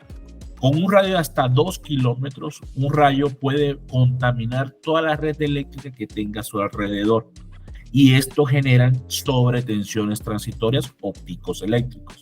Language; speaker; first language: Spanish; native; Spanish